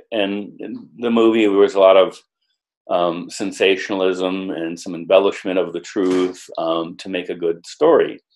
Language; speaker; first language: English; native; English